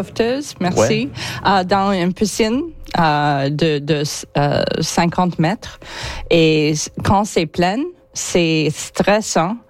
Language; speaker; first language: French; non-native, learner; English